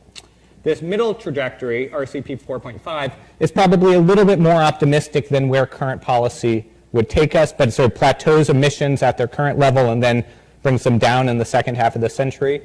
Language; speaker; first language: English; native; English